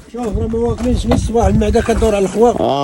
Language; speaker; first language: Arabic; native; Arabic